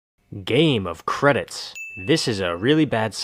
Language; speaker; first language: English; native; English